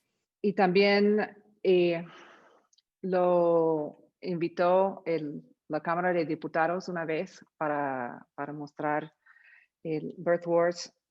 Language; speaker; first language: Spanish; non-native, fluent; English